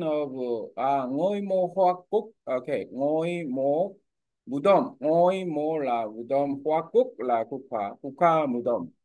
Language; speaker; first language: Vietnamese; non-native, learner; Korean